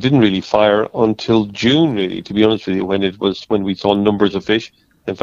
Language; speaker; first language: English; native; English